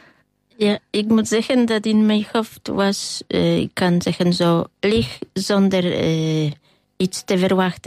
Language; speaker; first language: Dutch; non-native, learner; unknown